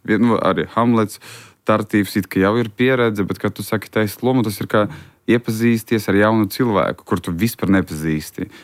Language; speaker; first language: Latvian; non-native, local second language; Russian